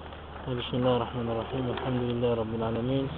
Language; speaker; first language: Arabic; non-native, fluent; French